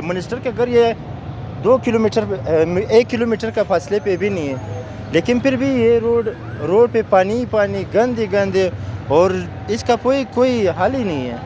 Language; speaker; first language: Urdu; non-native, local second language; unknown